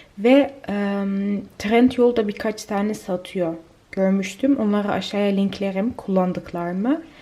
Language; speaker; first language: Turkish; early bilingual, heritage; Turkish